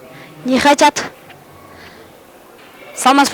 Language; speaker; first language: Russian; non-native, local second language; Kyrgyz